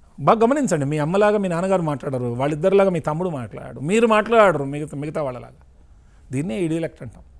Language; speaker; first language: Telugu; native; Telugu